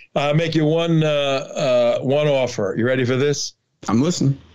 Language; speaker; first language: English; native; English